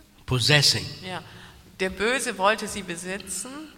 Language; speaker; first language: German; native; German